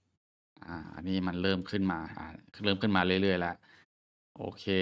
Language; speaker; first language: Thai; native; Thai